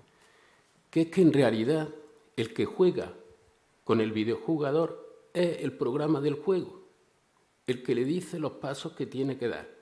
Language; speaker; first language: Spanish; native; Spanish